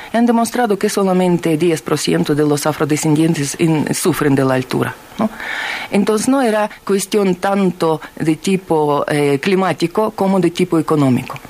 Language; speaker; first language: Spanish; non-native, fluent; Russian